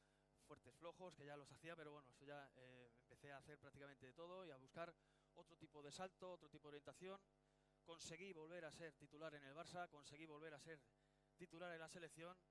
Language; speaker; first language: Spanish; native; Spanish